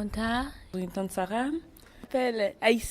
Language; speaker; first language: French; non-native, learner; English